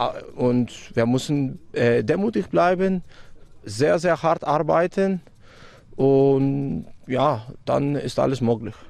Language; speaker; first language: German; non-native, fluent; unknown